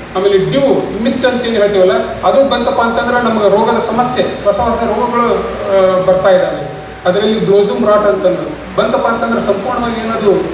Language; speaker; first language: Kannada; native; Kannada